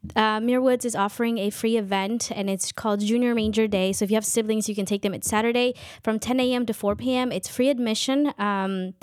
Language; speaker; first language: English; non-native, fluent; Kʼicheʼ